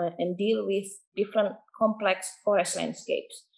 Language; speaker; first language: English; non-native, fluent; Indonesian